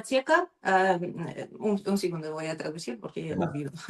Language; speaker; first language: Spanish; non-native, learner; Russian